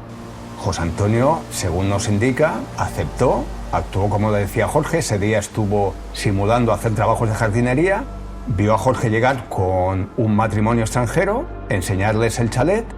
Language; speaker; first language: Spanish; native; Spanish